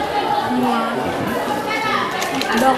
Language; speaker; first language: French; non-native, local second language; Lingala